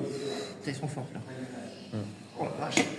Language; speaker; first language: French; native; French